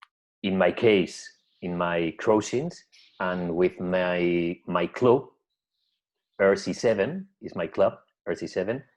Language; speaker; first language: English; non-native, learner; Spanish